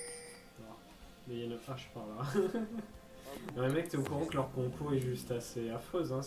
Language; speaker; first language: French; native; French